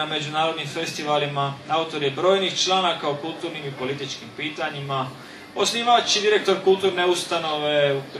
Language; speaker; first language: Bosnian; native; Bosnian